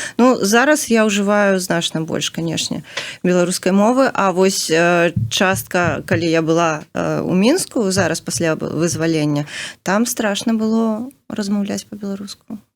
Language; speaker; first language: Belarusian; native; Belarusian